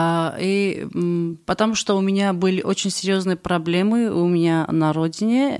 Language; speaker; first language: Russian; non-native, fluent; Georgian